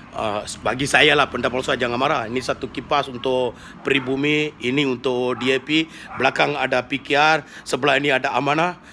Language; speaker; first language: Malay; non-native, local second language; Tamil